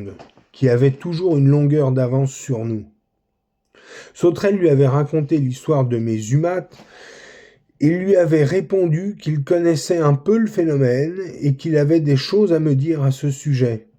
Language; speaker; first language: French; native; French